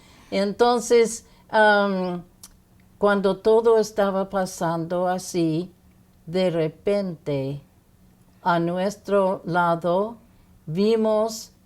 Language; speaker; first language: Spanish; non-native, fluent; English